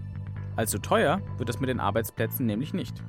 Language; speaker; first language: German; native; German